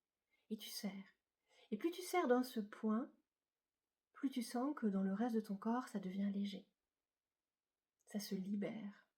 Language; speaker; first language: French; native; French